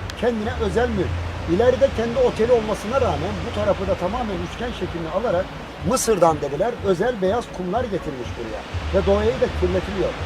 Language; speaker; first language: Turkish; native; Turkish